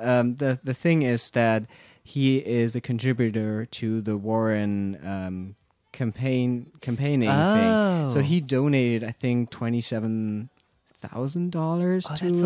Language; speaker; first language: English; non-native, fluent; German